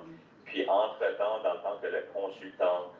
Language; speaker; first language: French; native; French